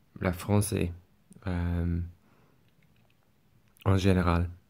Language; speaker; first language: French; non-native, learner; English